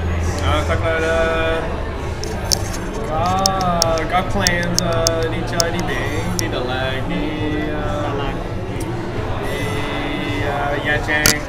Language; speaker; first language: Vietnamese; early bilingual, heritage; English